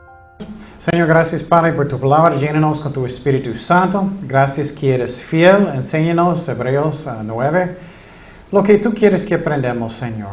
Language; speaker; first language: Spanish; non-native, fluent; English